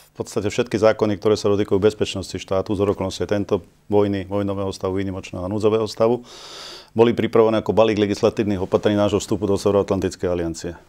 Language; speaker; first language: Slovak; native; Slovak